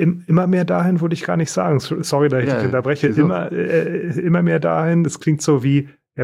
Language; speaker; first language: German; native; German